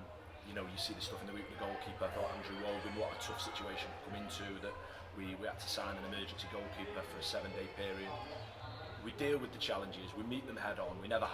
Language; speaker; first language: English; native; English